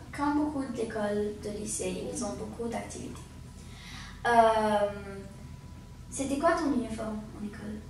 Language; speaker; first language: French; early bilingual, heritage; French